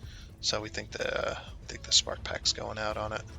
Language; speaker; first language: English; native; English